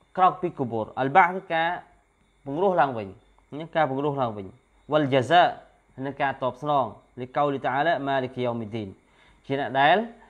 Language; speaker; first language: Khmer; native; Khmer